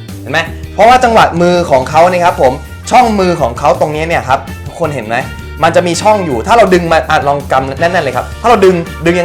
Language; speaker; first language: Thai; native; Thai